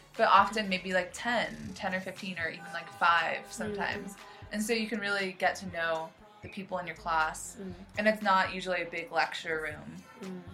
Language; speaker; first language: English; native; English